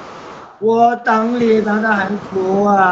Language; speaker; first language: Chinese; non-native, local second language; Cantonese